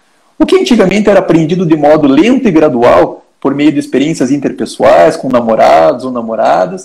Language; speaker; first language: Portuguese; native; Portuguese